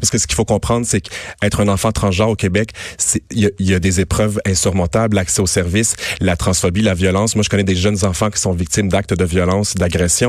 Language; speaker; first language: French; native; French